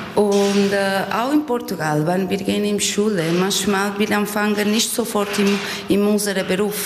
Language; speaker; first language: German; non-native, learner; Portuguese